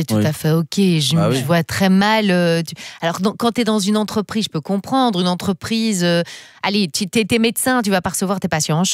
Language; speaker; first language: French; native; French